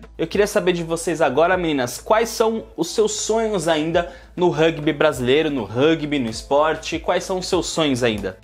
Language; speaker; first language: Portuguese; native; Portuguese